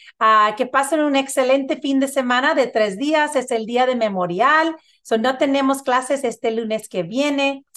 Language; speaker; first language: Spanish; early bilingual, heritage; Spanish